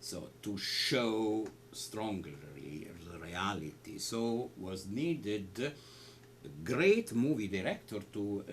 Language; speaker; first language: English; non-native, learner; Italian